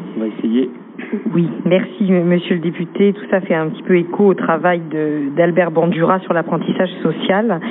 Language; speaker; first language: French; native; French